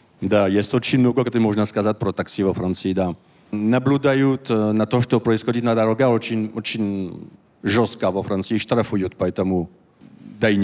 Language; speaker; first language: Russian; non-native, learner; French